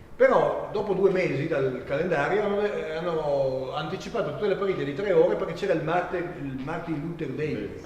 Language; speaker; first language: Italian; native; Italian